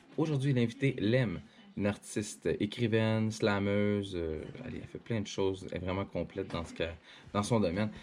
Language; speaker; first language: French; native; French